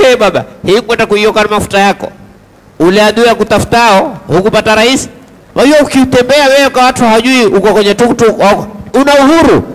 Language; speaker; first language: Swahili; native; Swahili